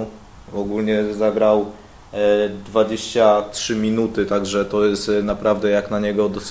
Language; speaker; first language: Polish; native; Polish